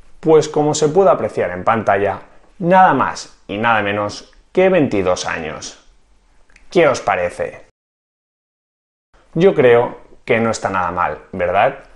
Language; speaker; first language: Spanish; native; Spanish